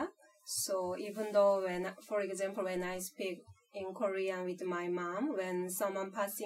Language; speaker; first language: English; non-native, fluent; Korean